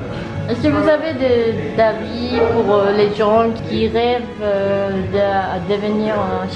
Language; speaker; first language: French; non-native, learner; Korean